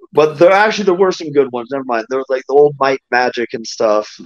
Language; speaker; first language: English; native; English